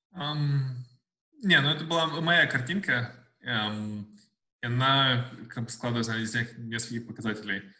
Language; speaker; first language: Russian; native; Russian